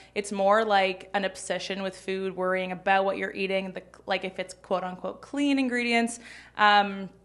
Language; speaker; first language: English; native; English